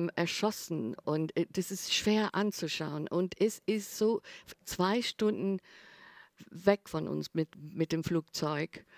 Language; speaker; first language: German; non-native, learner; English